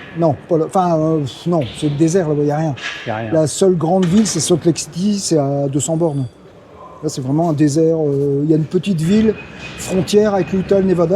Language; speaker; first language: French; native; French